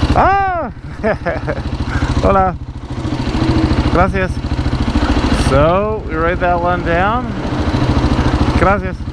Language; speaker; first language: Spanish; non-native, learner; English